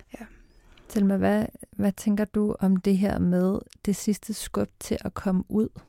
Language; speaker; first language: Danish; native; Danish